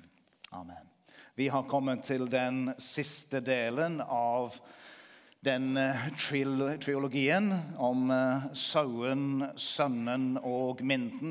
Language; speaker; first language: Norwegian; non-native, fluent; English